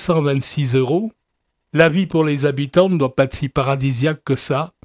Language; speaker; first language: French; native; French